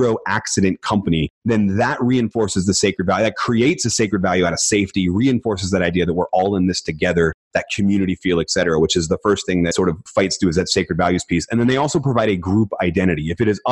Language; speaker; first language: English; native; English